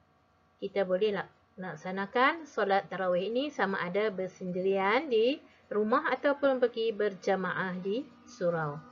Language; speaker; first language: Malay; native; Malay